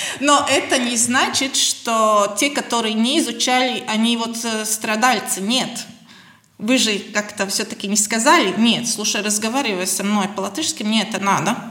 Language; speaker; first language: Russian; non-native, local second language; Latvian